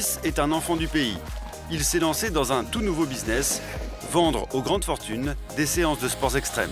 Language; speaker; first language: French; native; French